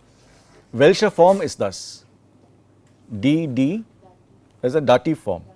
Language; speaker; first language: German; non-native, fluent; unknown